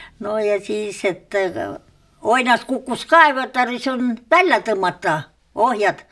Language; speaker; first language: Estonian; early bilingual, heritage; Estonian